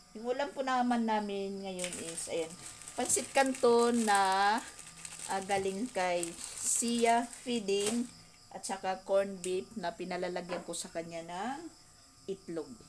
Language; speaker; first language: Filipino; non-native, local second language; Waray